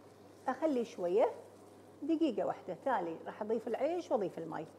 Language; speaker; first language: Arabic; native; Arabic